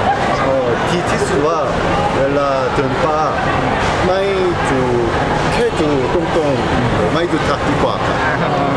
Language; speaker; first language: Thai; non-native, fluent; Korean